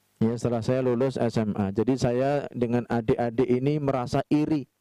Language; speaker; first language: Indonesian; native; Indonesian